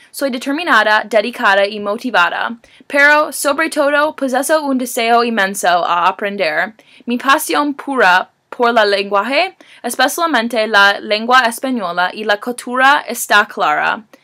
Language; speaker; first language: Spanish; non-native, learner; English